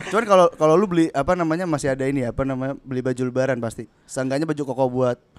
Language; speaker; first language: Indonesian; native; Indonesian